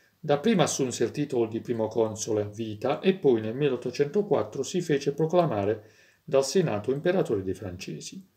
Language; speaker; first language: Italian; native; Italian